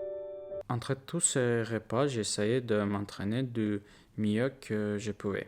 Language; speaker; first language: French; non-native, learner; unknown